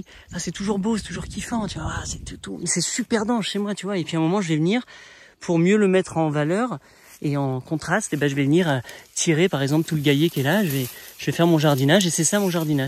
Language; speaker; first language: French; native; French